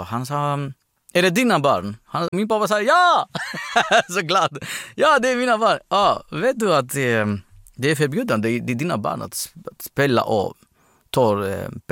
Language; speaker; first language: Swedish; non-native, fluent; Greek